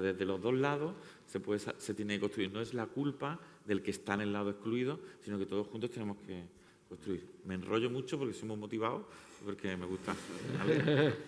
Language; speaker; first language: Spanish; native; Spanish